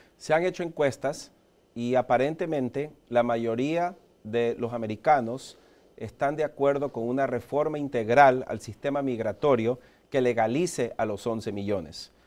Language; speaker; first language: Spanish; early bilingual, heritage; Spanish